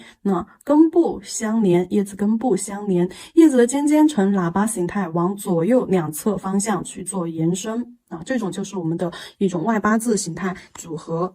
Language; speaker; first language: Chinese; native; Chinese